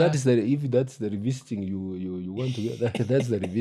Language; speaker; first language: English; non-native, local second language; Gusii